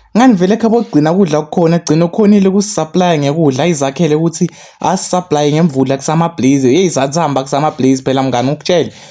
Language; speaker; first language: Zulu; non-native, local second language; Swati